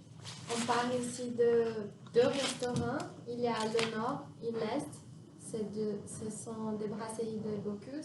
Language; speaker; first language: French; non-native, fluent; Portuguese